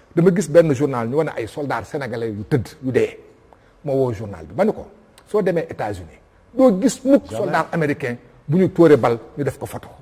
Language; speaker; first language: Wolof; non-native, local second language; Fula